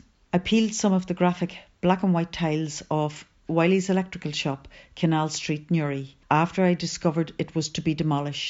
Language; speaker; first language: English; native; English